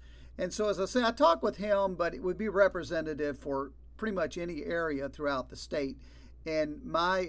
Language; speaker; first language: English; native; English